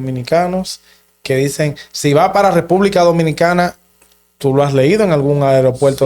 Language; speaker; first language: Spanish; native; Spanish